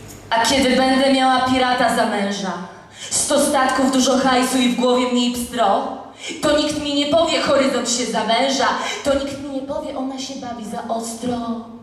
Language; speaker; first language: Polish; native; Polish